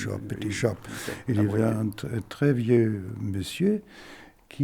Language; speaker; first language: French; non-native, fluent; German